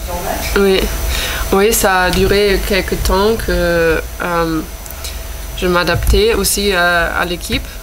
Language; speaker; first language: French; non-native, fluent; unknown